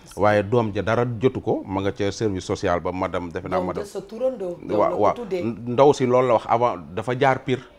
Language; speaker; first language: Wolof; native; Wolof